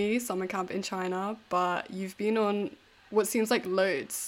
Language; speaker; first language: English; native; English